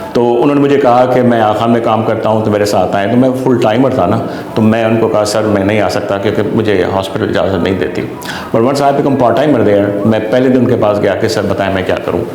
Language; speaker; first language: Urdu; non-native, local second language; Sindhi